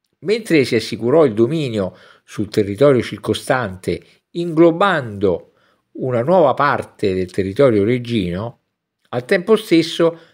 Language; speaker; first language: Italian; native; Italian